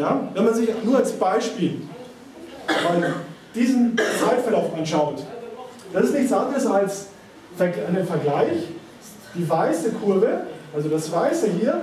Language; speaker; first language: German; native; German